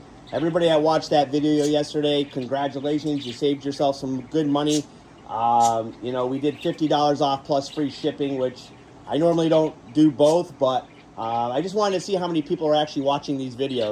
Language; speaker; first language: English; native; English